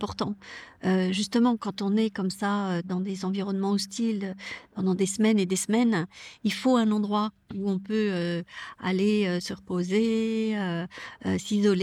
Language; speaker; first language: French; native; French